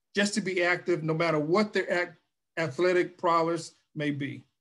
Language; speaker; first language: English; native; English